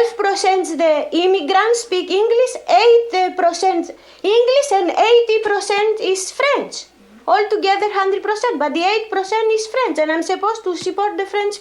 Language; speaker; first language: English; non-native, learner; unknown